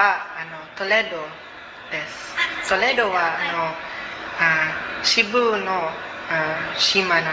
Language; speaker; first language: Japanese; non-native, learner; Cebuano